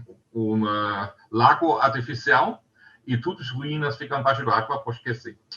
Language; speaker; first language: Portuguese; non-native, learner; German